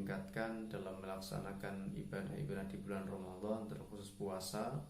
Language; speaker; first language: Indonesian; native; Indonesian